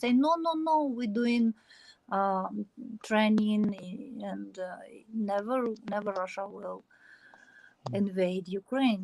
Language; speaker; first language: English; non-native, learner; Ukrainian